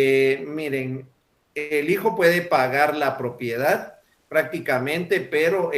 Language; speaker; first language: Spanish; native; Spanish